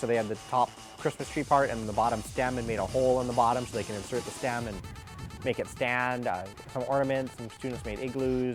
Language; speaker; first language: English; native; English